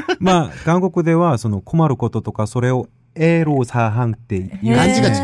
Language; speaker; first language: Japanese; non-native, fluent; Korean